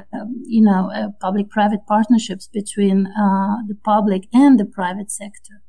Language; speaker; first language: English; non-native, fluent; Romanian